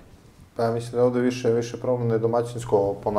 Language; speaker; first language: Serbian; native; Serbian